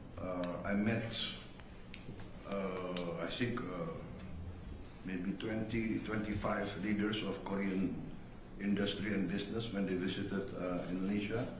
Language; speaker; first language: English; non-native, fluent; Indonesian